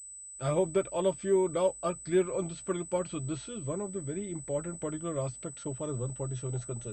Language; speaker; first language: English; non-native, local second language; Hindi